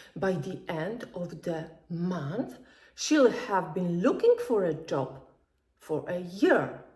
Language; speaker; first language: English; non-native, fluent; Polish